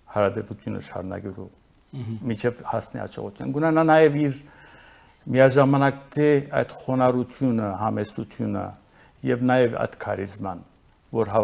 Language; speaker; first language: Armenian; early bilingual, heritage; Arabic